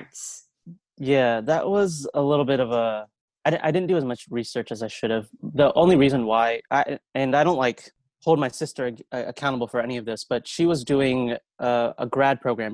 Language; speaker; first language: English; native; English